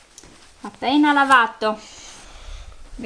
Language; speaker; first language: Italian; native; Italian